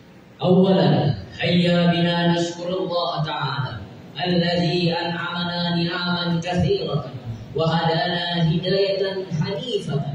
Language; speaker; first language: Arabic; non-native, learner; Indonesian